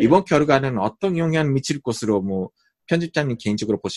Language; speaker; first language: Korean; non-native, fluent; Japanese